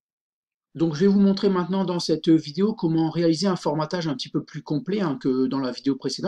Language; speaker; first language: French; native; French